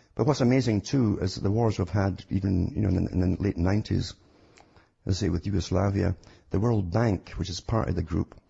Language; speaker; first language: English; native; English